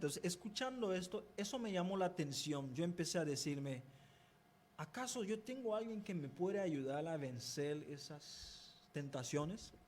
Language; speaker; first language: Spanish; non-native, fluent; Haitian Creole